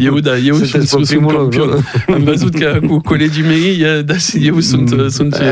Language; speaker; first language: Romanian; non-native, learner; French